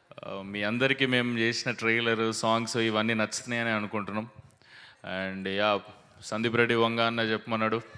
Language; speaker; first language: Telugu; native; Telugu